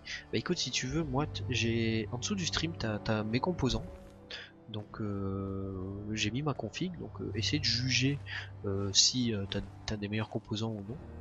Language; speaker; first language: French; native; French